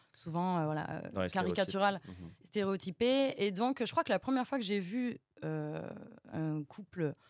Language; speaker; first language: French; native; French